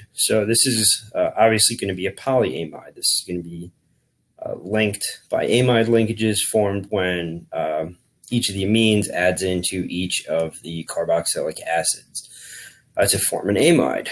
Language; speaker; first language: English; native; English